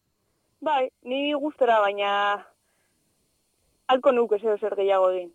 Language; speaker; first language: Basque; non-native, local second language; Spanish